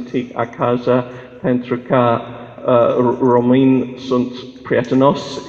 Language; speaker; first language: Romanian; non-native, fluent; English